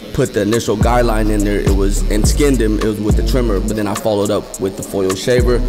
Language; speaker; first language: English; native; English